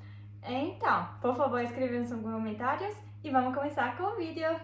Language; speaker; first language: Portuguese; non-native, learner; German